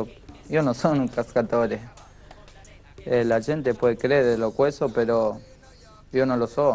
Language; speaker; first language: Italian; non-native, fluent; Spanish